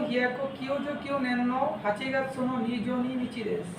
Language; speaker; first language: Japanese; non-native, learner; Bangla